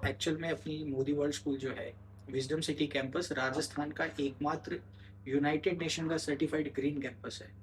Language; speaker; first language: Hindi; native; Hindi